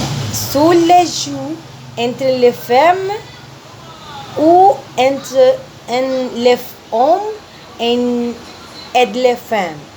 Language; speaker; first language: French; non-native, learner; Spanish